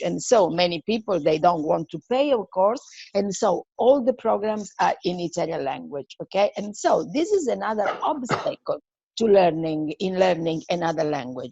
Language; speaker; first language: English; non-native, fluent; Italian